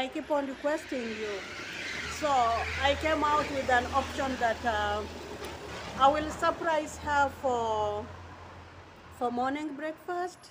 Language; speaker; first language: English; non-native, learner; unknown